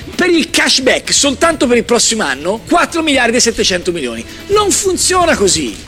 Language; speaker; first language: Italian; native; Italian